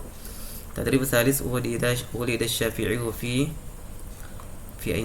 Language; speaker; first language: Arabic; non-native, fluent; Indonesian